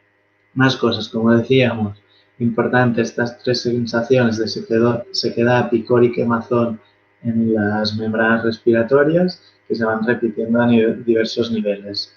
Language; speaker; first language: Spanish; native; Spanish